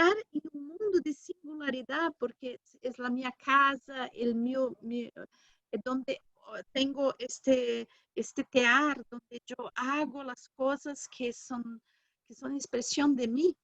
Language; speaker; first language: Spanish; non-native, learner; Portuguese